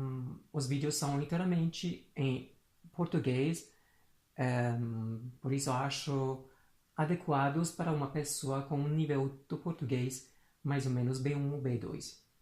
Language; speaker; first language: Portuguese; non-native, fluent; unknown